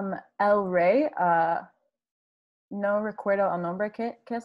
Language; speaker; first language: Spanish; non-native, learner; English